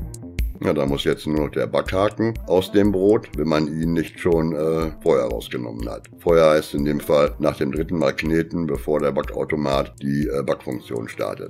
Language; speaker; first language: German; native; German